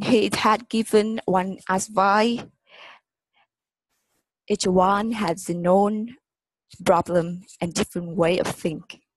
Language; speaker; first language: English; non-native, learner; Vietnamese